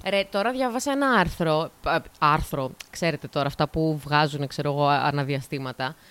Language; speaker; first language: Greek; native; Greek